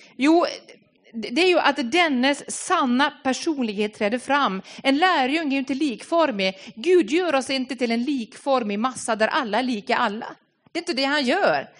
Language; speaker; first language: Swedish; non-native, fluent; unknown